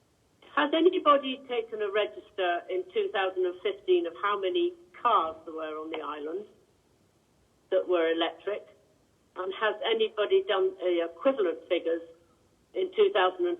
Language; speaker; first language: English; native; English